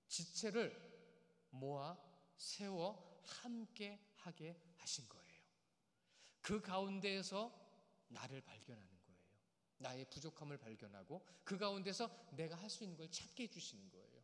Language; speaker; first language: Korean; native; Korean